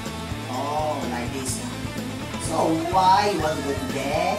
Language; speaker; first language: English; non-native, local second language; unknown